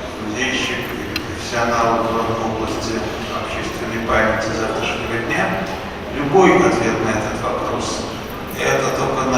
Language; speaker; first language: Russian; native; Russian